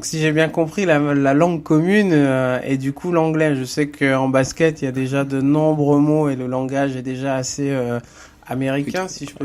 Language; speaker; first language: French; native; French